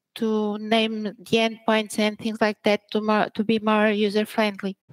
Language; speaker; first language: English; early bilingual, other home language; Portuguese